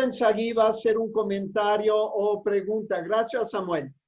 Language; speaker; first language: Spanish; native; Spanish